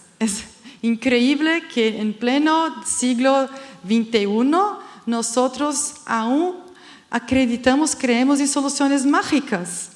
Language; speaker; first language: Spanish; non-native, fluent; Portuguese